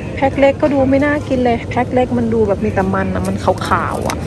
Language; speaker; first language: Thai; native; Thai